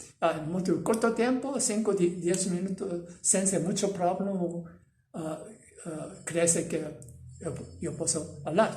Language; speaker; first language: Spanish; non-native, learner; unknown